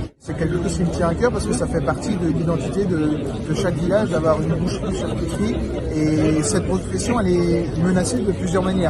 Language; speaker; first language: French; native; French